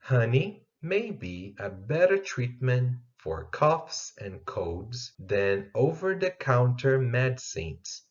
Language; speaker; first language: English; non-native, fluent; Portuguese